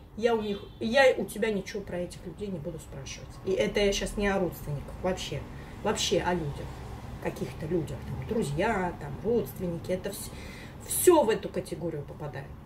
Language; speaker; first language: Russian; native; Russian